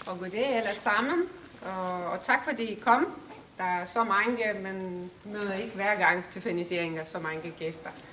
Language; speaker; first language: Danish; non-native, fluent; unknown